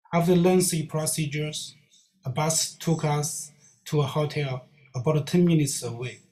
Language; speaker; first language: English; non-native, learner; Chinese